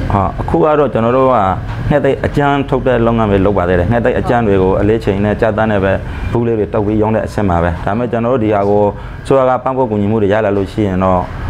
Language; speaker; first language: Burmese; native; Burmese